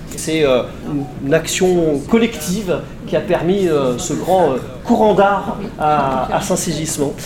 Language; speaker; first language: French; native; French